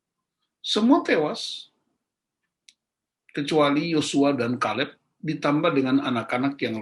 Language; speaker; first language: Indonesian; native; Indonesian